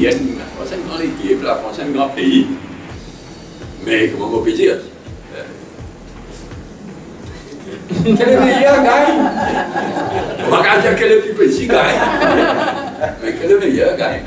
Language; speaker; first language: French; non-native, local second language; Morisyen